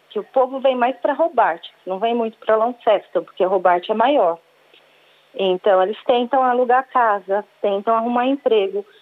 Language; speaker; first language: Portuguese; native; Portuguese